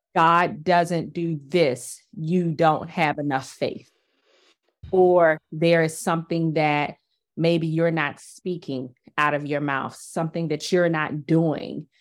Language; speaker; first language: English; native; English